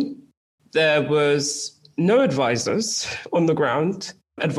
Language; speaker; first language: English; native; English